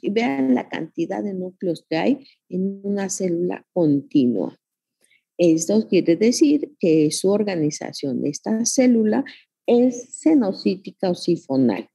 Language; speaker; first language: Spanish; native; Spanish